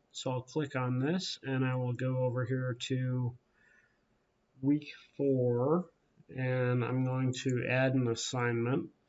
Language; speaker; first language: English; native; English